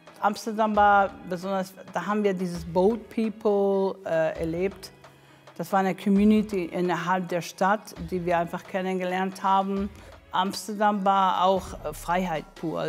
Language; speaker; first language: German; non-native, fluent; English